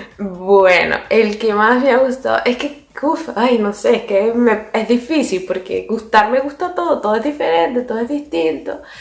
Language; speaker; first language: Spanish; native; Spanish